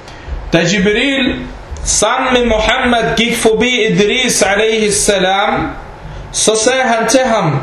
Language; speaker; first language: Danish; non-native, fluent; Arabic